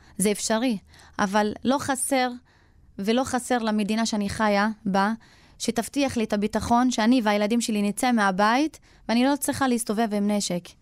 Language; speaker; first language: Hebrew; non-native, local second language; Arabic